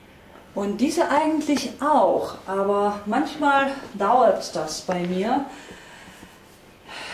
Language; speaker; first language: German; non-native, fluent; Polish